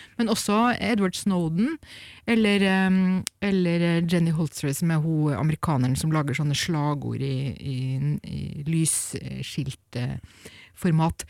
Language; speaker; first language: Norwegian; native; Norwegian